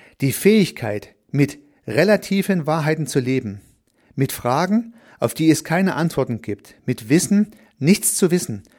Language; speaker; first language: German; native; German